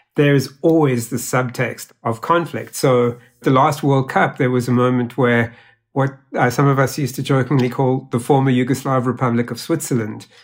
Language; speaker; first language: English; native; English